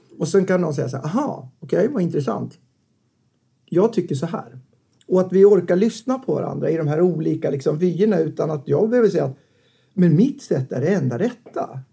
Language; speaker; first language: Swedish; native; Swedish